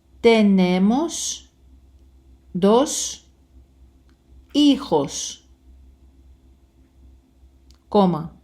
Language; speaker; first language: Spanish; non-native, fluent; Ukrainian